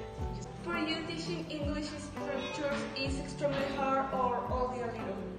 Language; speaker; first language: English; non-native, learner; Spanish